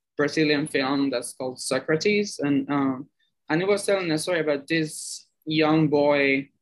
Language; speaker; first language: English; non-native, fluent; Spanish